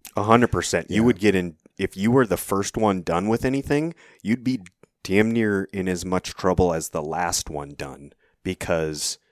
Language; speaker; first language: English; native; English